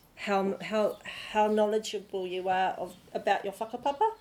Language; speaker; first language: English; native; English